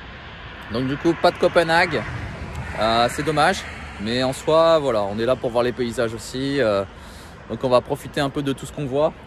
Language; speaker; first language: French; native; French